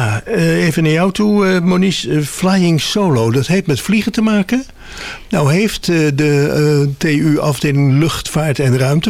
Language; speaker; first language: Dutch; native; Dutch